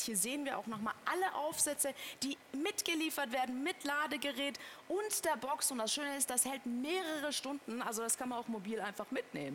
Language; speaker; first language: German; native; German